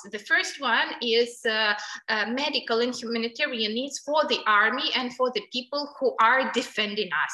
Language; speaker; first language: English; non-native, fluent; Ukrainian